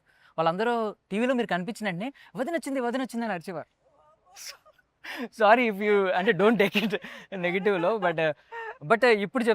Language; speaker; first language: Telugu; native; Telugu